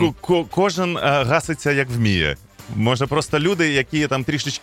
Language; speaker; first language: Ukrainian; native; Ukrainian